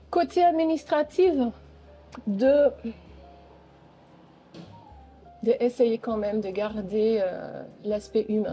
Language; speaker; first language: French; non-native, local second language; Dutch